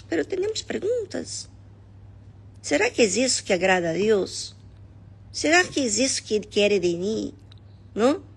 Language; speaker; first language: Portuguese; non-native, learner; Spanish